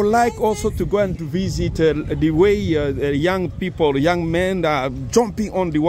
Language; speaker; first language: English; non-native, learner; Lingala